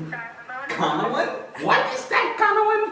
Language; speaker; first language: English; non-native, learner; Malayalam